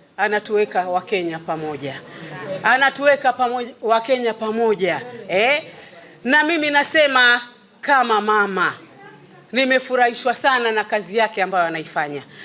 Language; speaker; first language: Swahili; native; Swahili